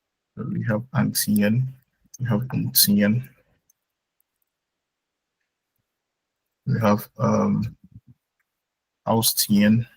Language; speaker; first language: German; non-native, fluent; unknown